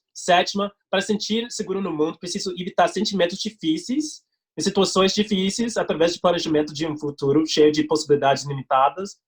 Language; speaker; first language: Portuguese; non-native, fluent; English